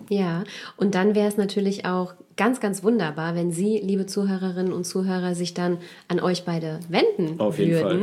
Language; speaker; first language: German; native; German